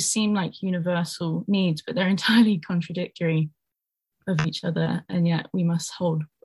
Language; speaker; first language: English; native; English